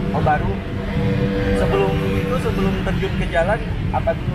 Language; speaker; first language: Indonesian; native; Indonesian